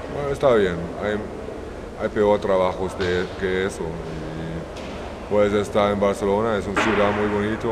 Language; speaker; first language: Spanish; non-native, learner; German